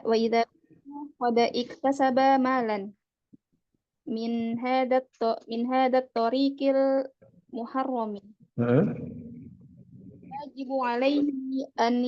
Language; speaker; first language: Arabic; non-native, learner; Indonesian